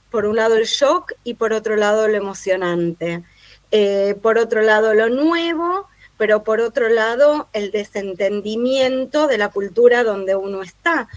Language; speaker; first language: Spanish; native; Spanish